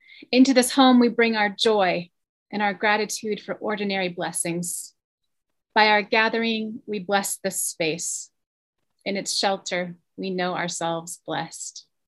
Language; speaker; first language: English; native; English